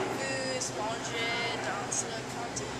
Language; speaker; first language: French; non-native, learner; English